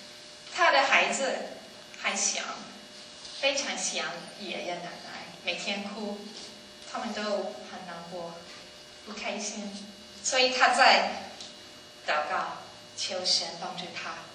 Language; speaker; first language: Chinese; non-native, learner; English